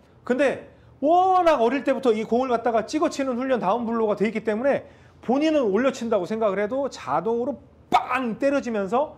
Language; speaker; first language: Korean; native; Korean